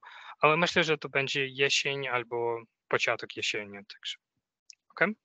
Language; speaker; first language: Polish; non-native, fluent; Ukrainian